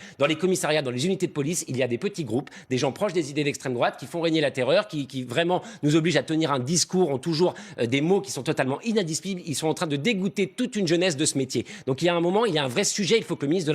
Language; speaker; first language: French; native; French